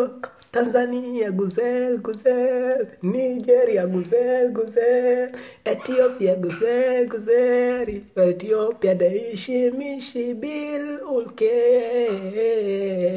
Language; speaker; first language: Turkish; non-native, learner; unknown